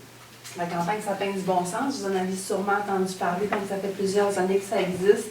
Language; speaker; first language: French; native; French